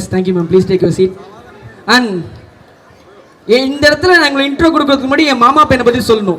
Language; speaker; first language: Tamil; native; Tamil